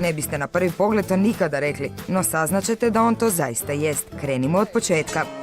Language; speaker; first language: Croatian; native; Croatian